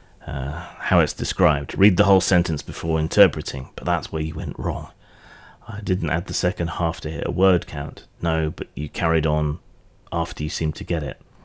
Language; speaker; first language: English; native; English